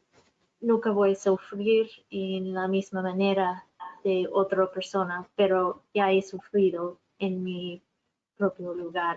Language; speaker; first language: Spanish; non-native, fluent; English